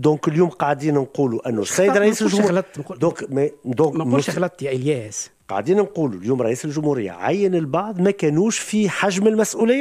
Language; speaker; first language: Arabic; native; Arabic